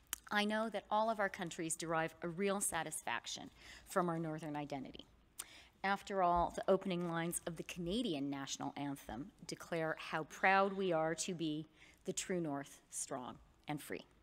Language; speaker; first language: English; native; English